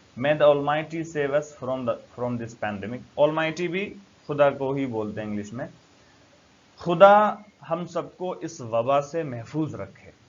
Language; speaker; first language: Urdu; native; Urdu